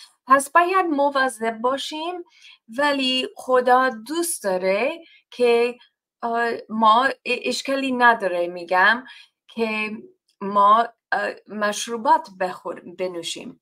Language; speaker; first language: Persian; non-native, fluent; English